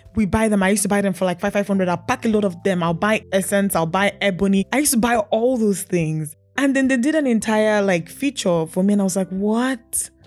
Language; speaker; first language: English; non-native, local second language; Igbo